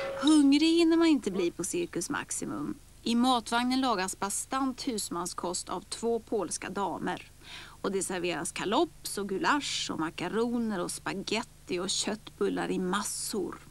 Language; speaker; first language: Swedish; native; Swedish